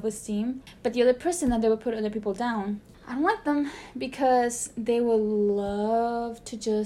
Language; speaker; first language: English; early bilingual, other home language; Spanish